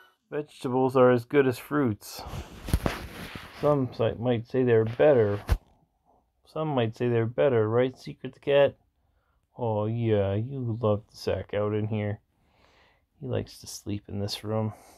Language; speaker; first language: English; native; English